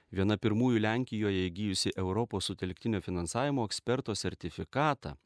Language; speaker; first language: Lithuanian; native; Lithuanian